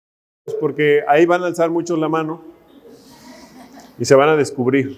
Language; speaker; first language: Spanish; native; Spanish